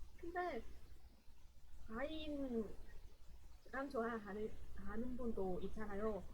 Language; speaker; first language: Korean; non-native, learner; Vietnamese